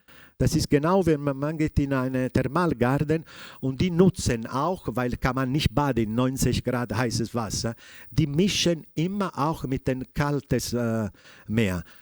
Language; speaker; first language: German; non-native, fluent; Italian